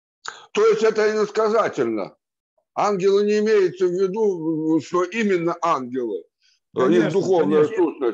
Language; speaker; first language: Russian; native; Russian